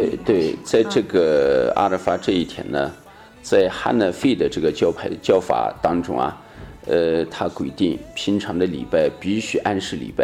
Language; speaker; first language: Chinese; native; Chinese